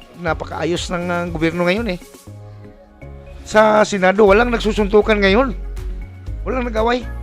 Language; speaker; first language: Filipino; non-native, local second language; Cebuano